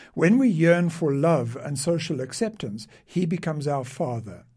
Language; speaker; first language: English; native; English